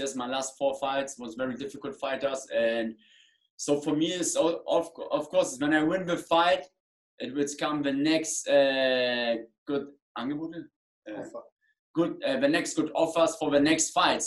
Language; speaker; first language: English; non-native, learner; German